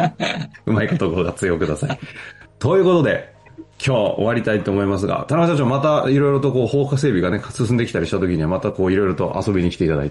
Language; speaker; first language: Japanese; native; Japanese